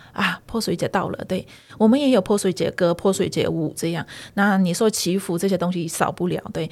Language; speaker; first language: Chinese; early bilingual, heritage; Chinese